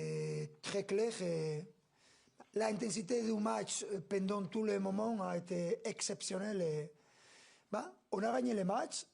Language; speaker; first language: French; non-native, fluent; Spanish